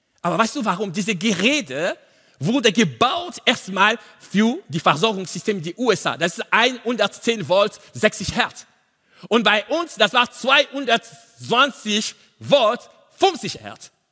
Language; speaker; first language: German; non-native, learner; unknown